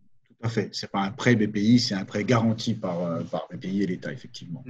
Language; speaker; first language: French; native; French